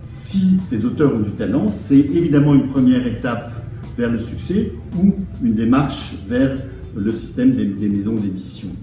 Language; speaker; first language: French; native; French